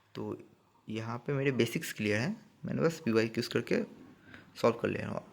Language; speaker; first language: Hindi; non-native, local second language; Bangla